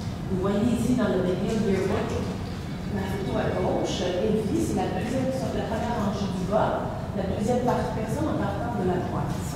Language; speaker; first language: French; native; French